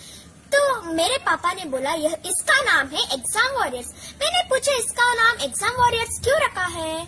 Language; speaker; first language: Hindi; non-native, local second language; Kannada